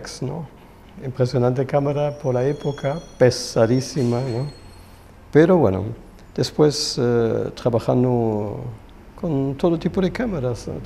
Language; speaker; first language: Spanish; non-native, fluent; German